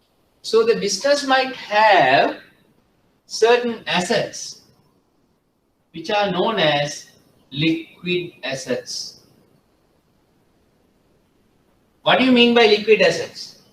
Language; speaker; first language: English; non-native, local second language; Sinhala